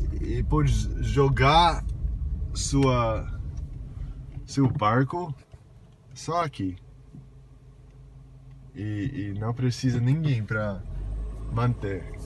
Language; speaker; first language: Portuguese; non-native, fluent; English